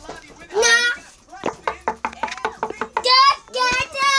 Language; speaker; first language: Spanish; early bilingual, heritage; Spanish